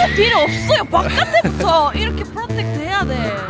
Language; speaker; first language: Korean; non-native, learner; Mongolian